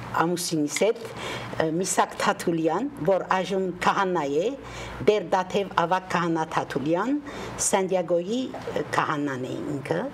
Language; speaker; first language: Armenian; native; Armenian